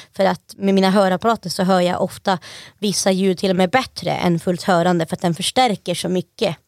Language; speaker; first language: Swedish; native; Swedish